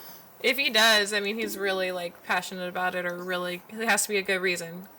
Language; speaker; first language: English; native; English